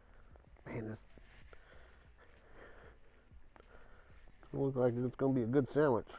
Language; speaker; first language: English; native; English